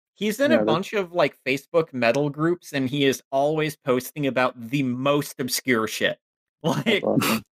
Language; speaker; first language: English; native; English